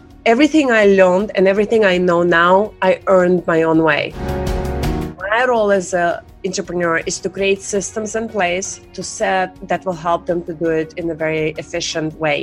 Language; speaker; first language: English; non-native, fluent; Russian